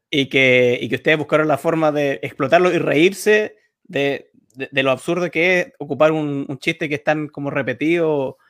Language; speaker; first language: Spanish; native; Spanish